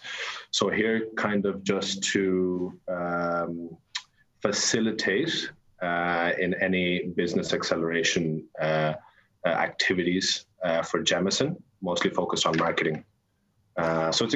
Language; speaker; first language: English; native; English